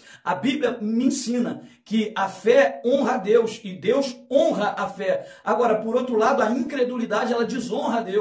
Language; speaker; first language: Portuguese; native; Portuguese